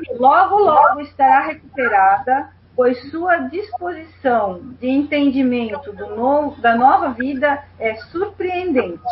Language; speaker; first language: Portuguese; non-native, fluent; Spanish